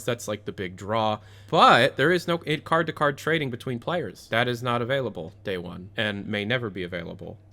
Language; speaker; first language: English; native; English